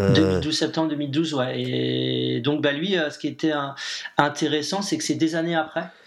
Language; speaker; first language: French; native; French